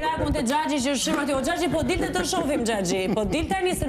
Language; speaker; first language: Albanian; native; Albanian